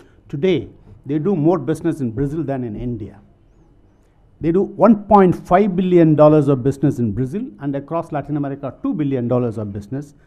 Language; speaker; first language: English; non-native, local second language; Tamil